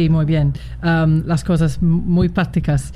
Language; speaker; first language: Spanish; non-native, learner; English